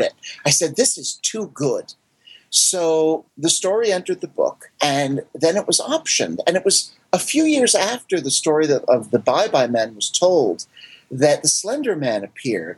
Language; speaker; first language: English; native; English